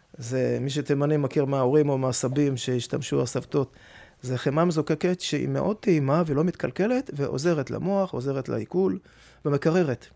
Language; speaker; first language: Hebrew; native; Hebrew